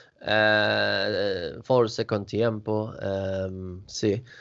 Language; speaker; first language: Italian; non-native, learner; Swedish